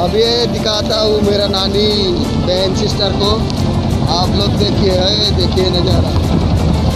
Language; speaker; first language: Hindi; non-native, local second language; Bangla